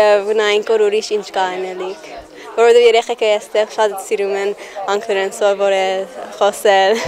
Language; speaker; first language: Armenian; early bilingual, heritage; Armenian